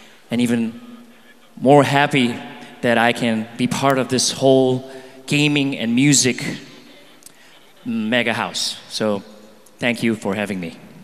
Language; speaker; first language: English; non-native, local second language; Chinese